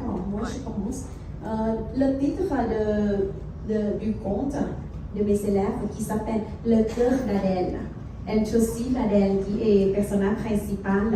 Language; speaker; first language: French; non-native, fluent; Thai